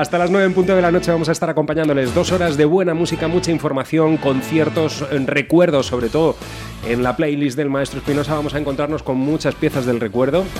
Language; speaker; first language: Spanish; native; Spanish